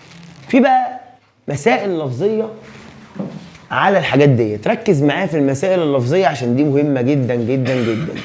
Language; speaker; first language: Arabic; native; Arabic